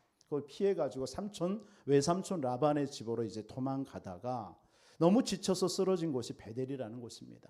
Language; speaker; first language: Korean; native; Korean